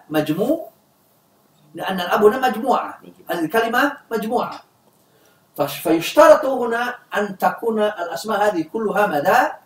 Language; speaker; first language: Arabic; non-native, fluent; Indonesian